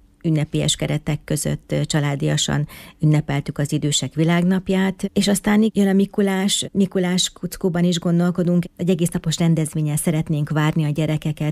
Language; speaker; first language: Hungarian; native; Hungarian